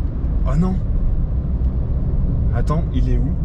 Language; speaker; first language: French; native; French